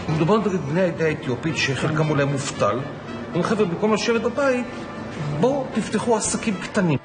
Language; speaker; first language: Hebrew; native; Hebrew